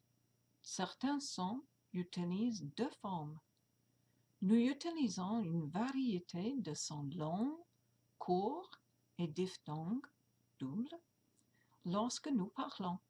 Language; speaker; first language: French; non-native, fluent; English